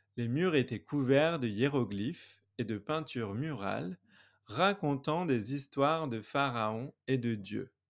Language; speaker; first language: French; native; French